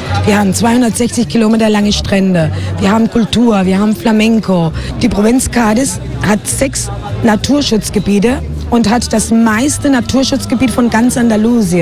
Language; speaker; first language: German; non-native, fluent; Spanish